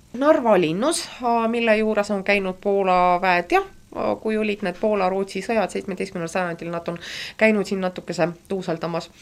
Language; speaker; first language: Estonian; non-native, local second language; Russian